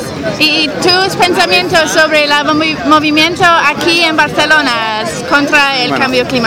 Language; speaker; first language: Spanish; non-native, learner; English